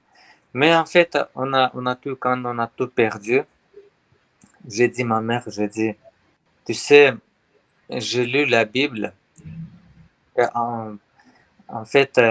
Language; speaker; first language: French; non-native, learner; Armenian